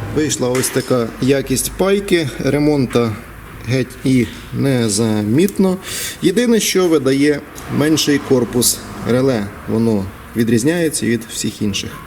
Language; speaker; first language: Ukrainian; non-native, local second language; Russian